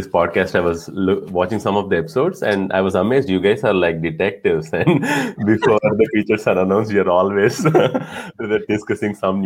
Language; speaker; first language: English; non-native, local second language; Telugu